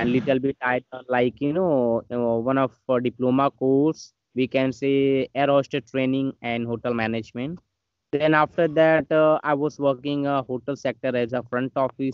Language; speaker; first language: English; non-native, learner; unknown